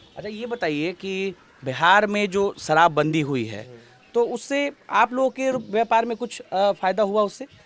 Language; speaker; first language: Hindi; native; Hindi